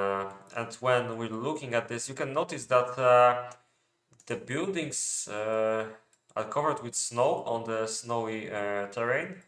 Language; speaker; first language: English; non-native, fluent; Polish